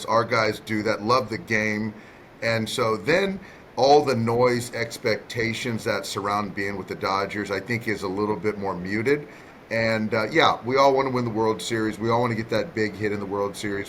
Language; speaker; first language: English; native; English